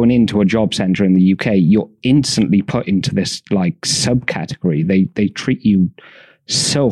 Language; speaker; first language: English; native; English